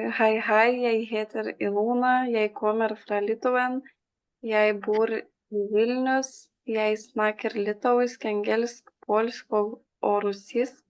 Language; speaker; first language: Norwegian; non-native, learner; Lithuanian